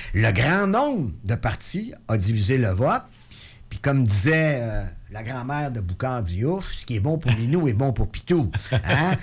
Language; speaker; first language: French; native; French